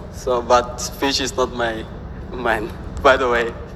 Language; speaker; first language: English; non-native, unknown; Wolof